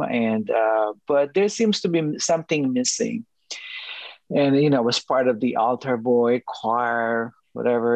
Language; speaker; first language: English; non-native, local second language; Filipino